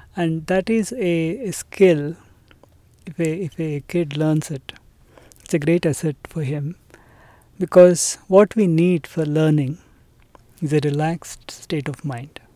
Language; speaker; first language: English; non-native, local second language; Telugu